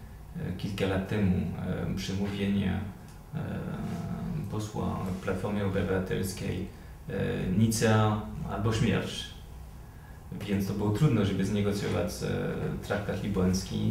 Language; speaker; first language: Polish; non-native, fluent; French